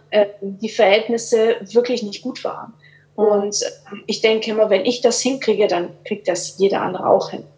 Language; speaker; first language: German; early bilingual, other home language; Portuguese